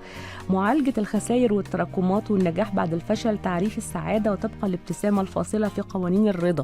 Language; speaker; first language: Arabic; native; Arabic